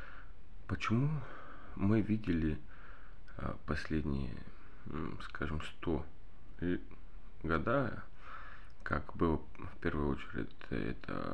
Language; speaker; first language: Russian; non-native, learner; Bulgarian